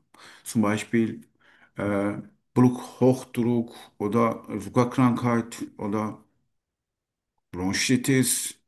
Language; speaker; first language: German; non-native, learner; Turkish